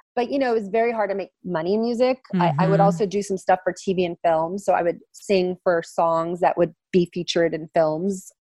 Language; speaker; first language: English; early bilingual, other home language; Turkish